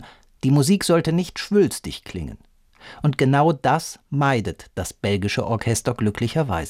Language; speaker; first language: German; native; German